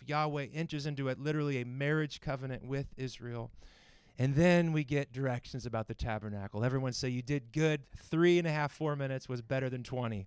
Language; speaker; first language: English; native; English